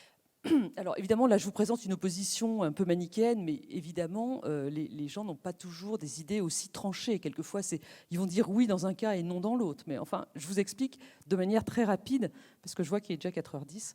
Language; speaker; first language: French; native; French